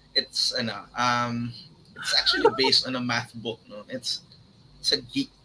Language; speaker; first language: English; non-native, local second language; Filipino